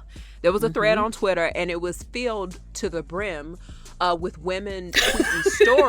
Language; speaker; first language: English; native; English